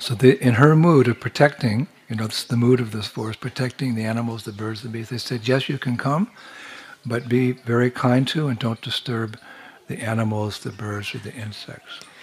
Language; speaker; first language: English; native; English